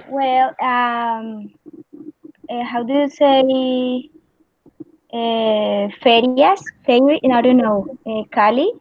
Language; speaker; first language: English; non-native, learner; Spanish